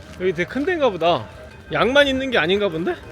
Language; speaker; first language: Korean; native; Korean